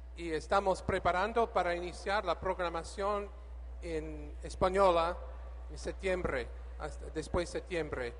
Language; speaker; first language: Spanish; non-native, learner; English